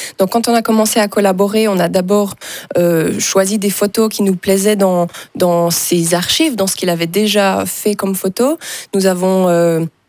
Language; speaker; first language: French; native; French